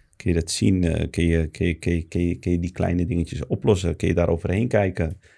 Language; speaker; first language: Dutch; early bilingual, other home language; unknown